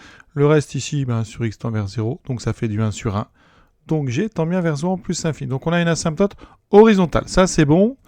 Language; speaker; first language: French; native; French